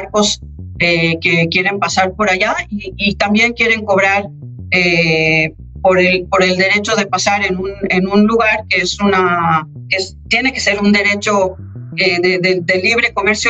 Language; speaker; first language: Spanish; non-native, fluent; Hebrew